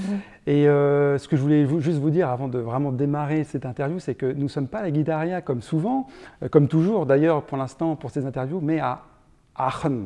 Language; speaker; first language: French; native; French